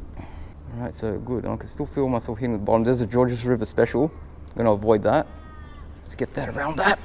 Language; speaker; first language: English; native; English